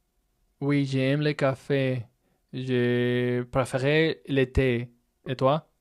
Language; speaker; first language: French; non-native, learner; English